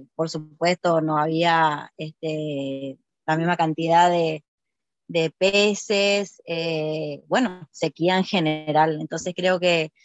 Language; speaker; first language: Spanish; native; Spanish